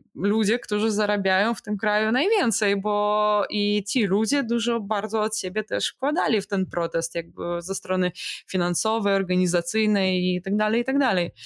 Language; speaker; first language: Polish; non-native, fluent; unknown